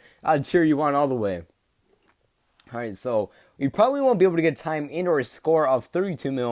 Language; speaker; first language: English; native; English